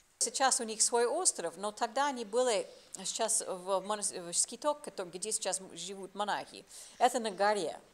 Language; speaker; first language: Russian; non-native, fluent; English